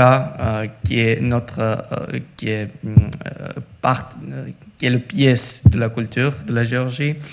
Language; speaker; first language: French; non-native, learner; Georgian